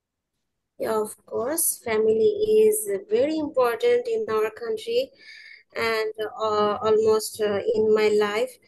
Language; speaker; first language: English; non-native, learner; Bangla